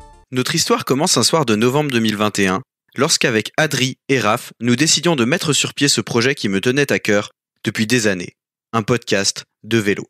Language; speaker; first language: French; native; French